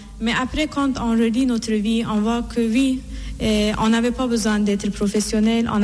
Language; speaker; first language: French; non-native, fluent; Persian